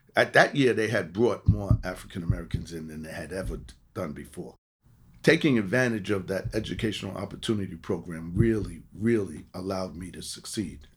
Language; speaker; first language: English; native; English